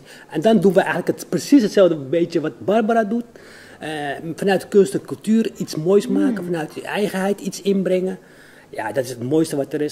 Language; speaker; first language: Dutch; native; Dutch